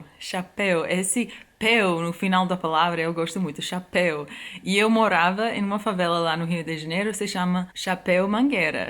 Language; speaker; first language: Portuguese; non-native, fluent; English